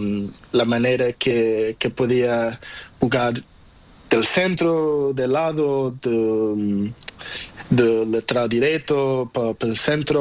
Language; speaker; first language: Spanish; non-native, learner; Portuguese